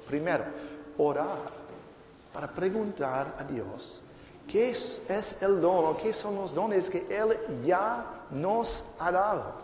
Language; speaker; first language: Spanish; non-native, fluent; English